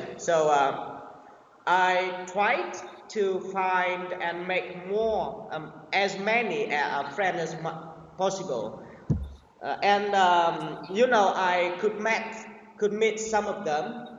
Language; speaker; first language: English; non-native, learner; Vietnamese